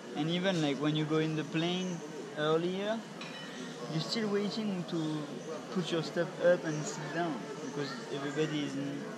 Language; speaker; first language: English; non-native, fluent; French